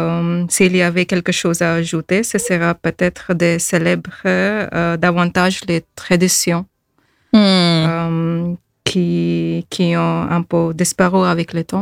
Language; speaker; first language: French; non-native, fluent; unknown